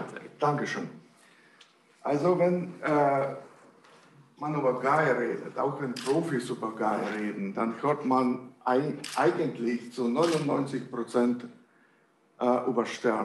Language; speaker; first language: German; non-native, fluent; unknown